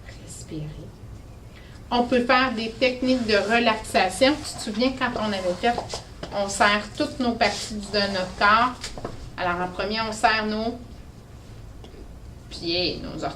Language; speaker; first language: French; native; French